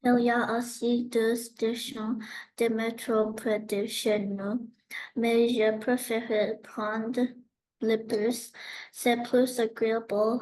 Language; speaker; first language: French; non-native, learner; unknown